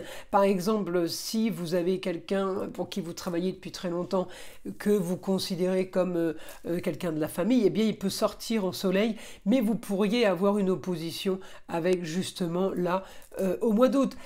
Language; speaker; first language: French; native; French